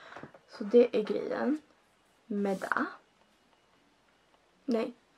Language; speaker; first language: Swedish; early bilingual, other home language; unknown